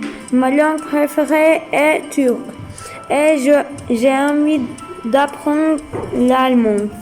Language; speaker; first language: French; non-native, local second language; Turkish